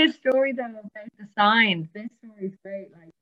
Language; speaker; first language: English; native; English